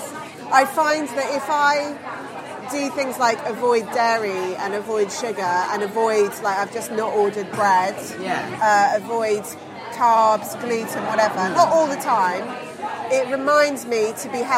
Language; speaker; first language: English; native; English